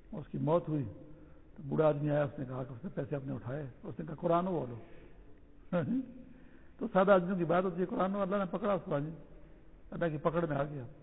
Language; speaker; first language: Urdu; non-native, local second language; Pashto